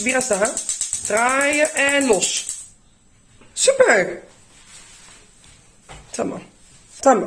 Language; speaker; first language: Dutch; early bilingual, other home language; Turkish